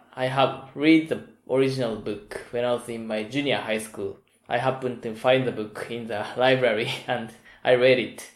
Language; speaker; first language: English; non-native, fluent; Japanese